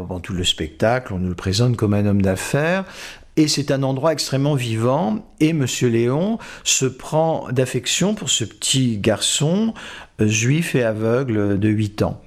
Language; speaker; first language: French; native; French